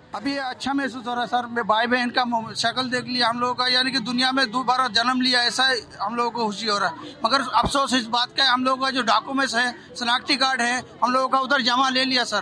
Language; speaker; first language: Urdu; non-native, local second language; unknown